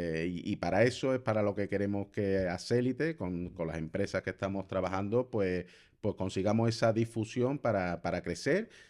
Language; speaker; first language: Spanish; native; Spanish